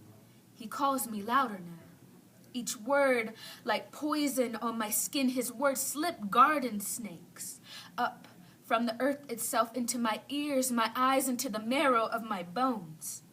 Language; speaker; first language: English; native; English